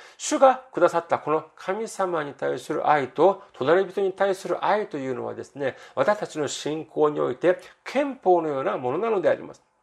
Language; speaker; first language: Japanese; non-native, fluent; Korean